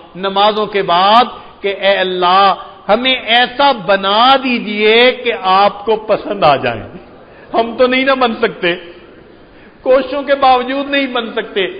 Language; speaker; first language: Urdu; non-native, local second language; Punjabi